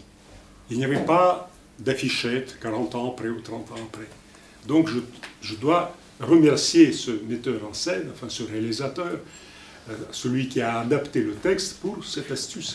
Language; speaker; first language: French; non-native, fluent; Russian